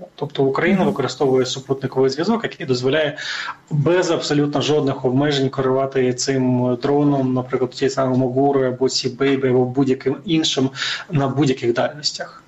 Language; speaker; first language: Ukrainian; native; Ukrainian